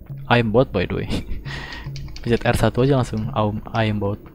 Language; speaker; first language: English; non-native, learner; Indonesian